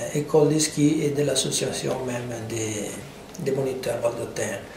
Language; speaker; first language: French; non-native, local second language; Italian